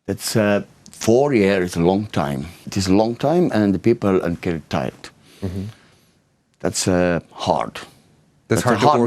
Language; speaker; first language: English; non-native, learner; Estonian